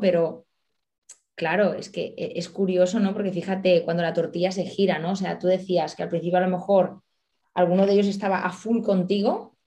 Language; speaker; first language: Spanish; native; Spanish